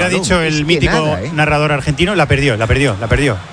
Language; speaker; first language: Spanish; native; Spanish